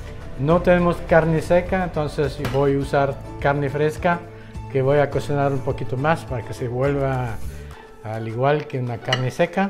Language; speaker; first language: Spanish; non-native, fluent; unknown